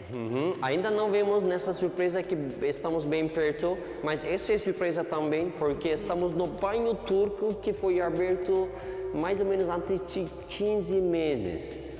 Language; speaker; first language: Portuguese; non-native, learner; Turkish